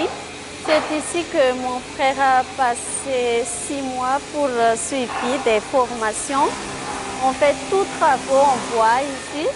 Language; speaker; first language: French; non-native, local second language; Malagasy